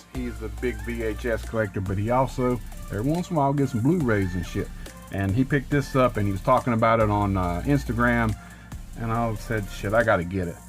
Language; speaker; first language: English; native; English